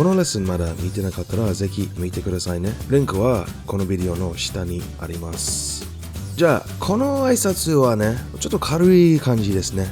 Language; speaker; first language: Japanese; non-native, fluent; English